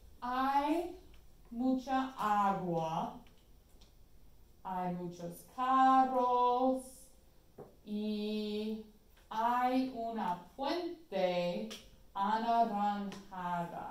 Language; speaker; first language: Spanish; non-native, fluent; English